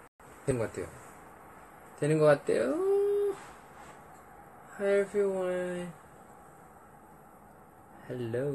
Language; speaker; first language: Korean; non-native, fluent; Indonesian